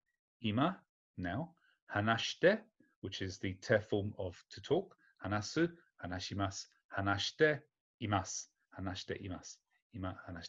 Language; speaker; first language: Japanese; non-native, fluent; English